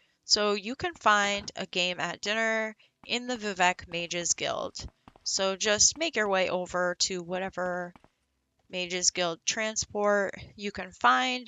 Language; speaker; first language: English; native; English